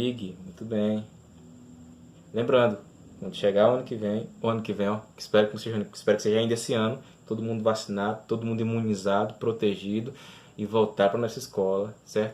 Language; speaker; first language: Portuguese; native; Portuguese